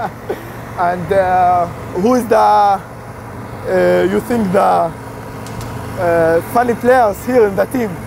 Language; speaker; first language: English; non-native, learner; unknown